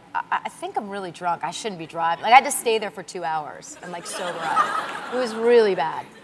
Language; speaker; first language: English; native; English